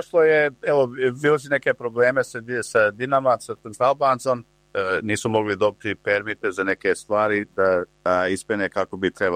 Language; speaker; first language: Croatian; early bilingual, heritage; Croatian